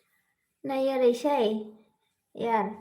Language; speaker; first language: Hindi; non-native, local second language; Bodo